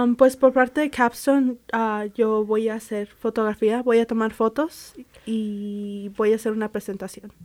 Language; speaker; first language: Spanish; early bilingual, heritage; Spanish